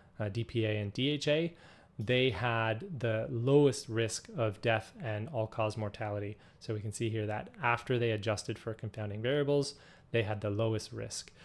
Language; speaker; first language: English; native; English